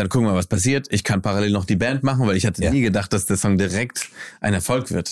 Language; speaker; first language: German; early bilingual, heritage; German